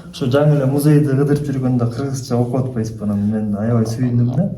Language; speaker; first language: Kyrgyz; native; Kyrgyz